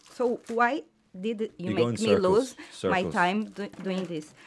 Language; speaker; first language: English; non-native, fluent; Portuguese